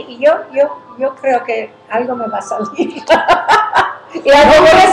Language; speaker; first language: Spanish; early bilingual, heritage; English